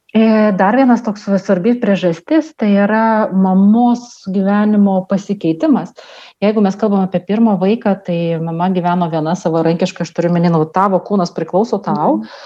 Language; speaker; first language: Lithuanian; non-native, local second language; Russian